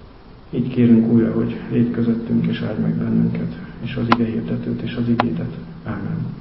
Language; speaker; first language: Hungarian; native; Hungarian